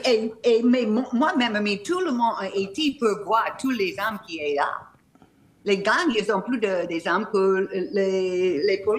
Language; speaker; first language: French; non-native, fluent; English